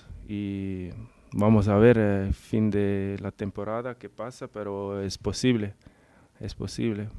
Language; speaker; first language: Spanish; non-native, learner; English